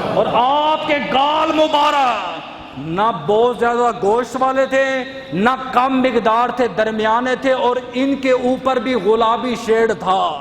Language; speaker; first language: Urdu; non-native, local second language; Punjabi